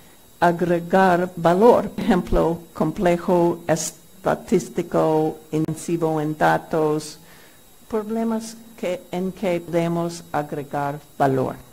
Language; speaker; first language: Spanish; non-native, fluent; English